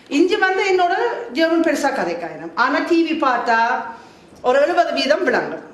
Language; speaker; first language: Tamil; non-native, fluent; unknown